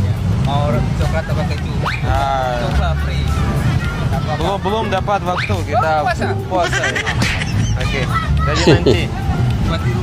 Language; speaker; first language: Indonesian; non-native, learner; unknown